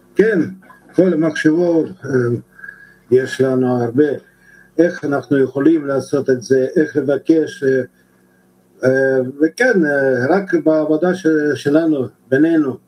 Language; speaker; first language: Hebrew; non-native, fluent; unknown